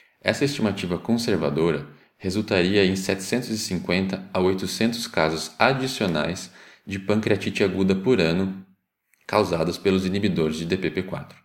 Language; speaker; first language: Portuguese; native; Portuguese